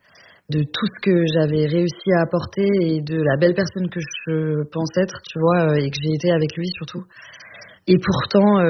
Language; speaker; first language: French; native; French